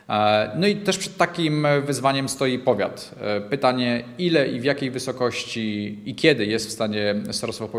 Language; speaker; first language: Polish; native; Polish